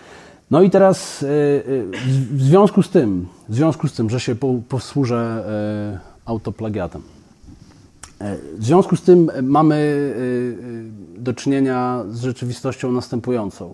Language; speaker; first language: Polish; native; Polish